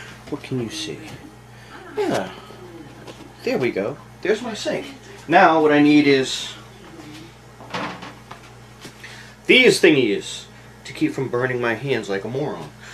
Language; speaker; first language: English; native; English